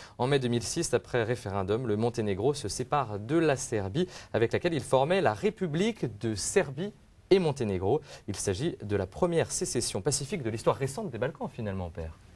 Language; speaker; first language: French; native; French